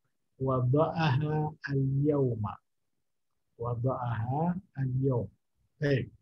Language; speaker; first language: Arabic; non-native, fluent; Indonesian